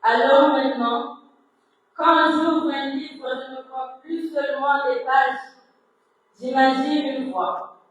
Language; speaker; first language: French; non-native, local second language; Comorian